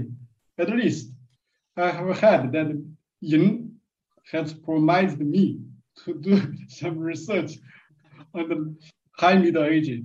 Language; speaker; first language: English; non-native, fluent; Chinese